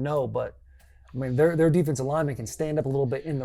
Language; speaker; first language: English; native; English